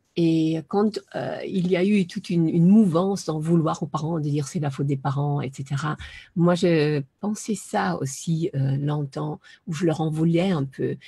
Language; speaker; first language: French; non-native, fluent; German